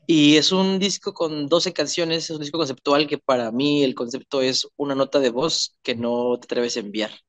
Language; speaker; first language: Spanish; native; Spanish